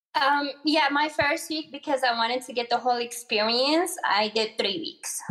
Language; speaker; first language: English; early bilingual, other home language; Arabic